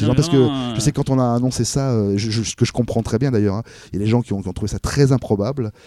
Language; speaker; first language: French; native; French